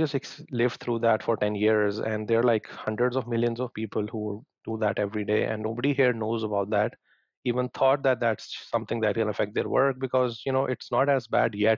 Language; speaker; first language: English; non-native, local second language; Punjabi